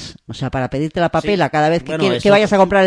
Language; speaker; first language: Spanish; native; Spanish